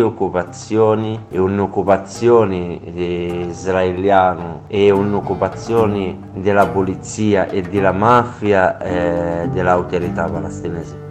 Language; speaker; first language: Italian; non-native, learner; Arabic